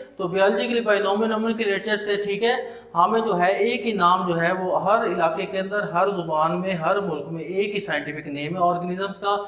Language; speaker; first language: Urdu; non-native, local second language; Punjabi